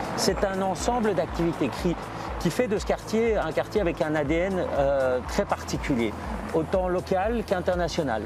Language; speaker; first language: French; native; French